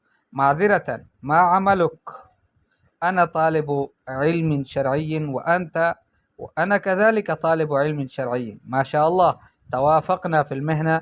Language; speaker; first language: Arabic; non-native, fluent; Urdu